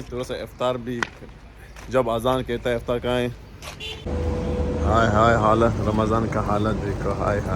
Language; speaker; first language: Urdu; non-native, learner; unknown